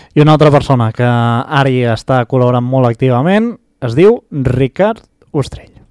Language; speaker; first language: Catalan; native; Catalan